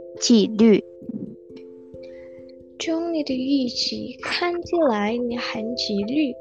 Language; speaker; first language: Chinese; non-native, learner; Indonesian